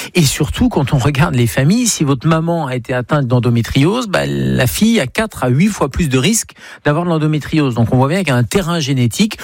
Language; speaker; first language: French; native; French